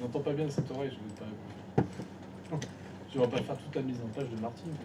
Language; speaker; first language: French; native; French